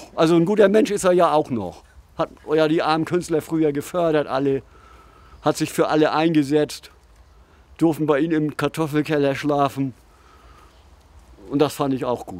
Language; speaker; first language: German; native; German